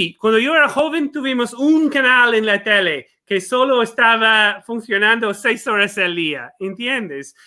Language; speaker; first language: Spanish; non-native, fluent; English